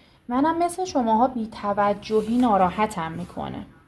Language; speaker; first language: Persian; native; Persian